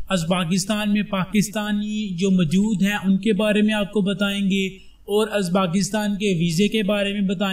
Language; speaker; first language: Hindi; non-native, local second language; Punjabi